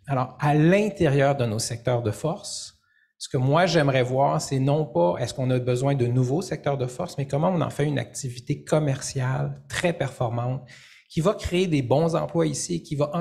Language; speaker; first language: French; native; French